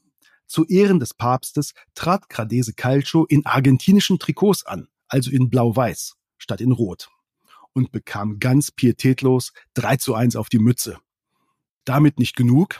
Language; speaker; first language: German; native; German